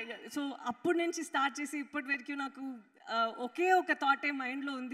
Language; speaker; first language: Telugu; non-native, learner; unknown